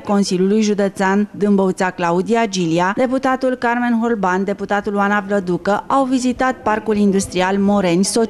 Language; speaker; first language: Romanian; native; Romanian